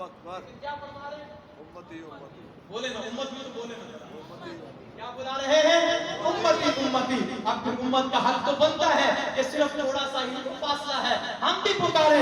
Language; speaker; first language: Urdu; native; Urdu